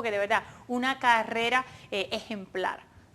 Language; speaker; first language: Spanish; early bilingual, other home language; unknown